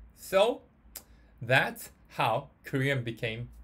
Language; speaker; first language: English; non-native, fluent; Korean